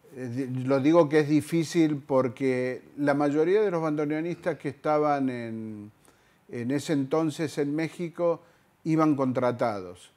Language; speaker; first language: Spanish; native; Spanish